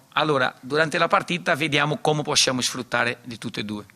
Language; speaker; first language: Italian; non-native, fluent; Portuguese